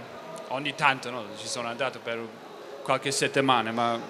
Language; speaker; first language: Italian; non-native, fluent; English